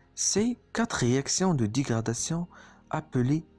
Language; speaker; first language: French; non-native, local second language; Arabic